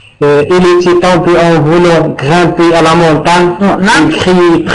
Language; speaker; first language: French; non-native, learner; Arabic